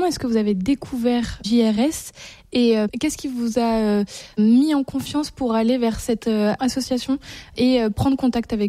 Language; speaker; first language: French; native; French